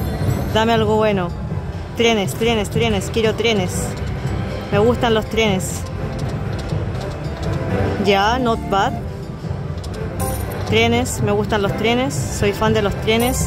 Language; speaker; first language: Spanish; native; Spanish